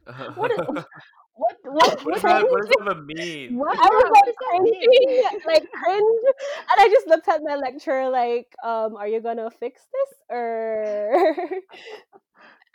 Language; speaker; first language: English; native; English